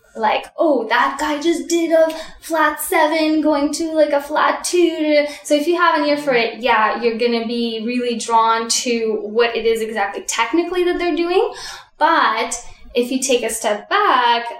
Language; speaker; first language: English; early bilingual, other home language; Russian